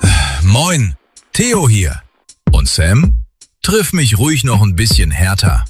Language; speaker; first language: German; native; German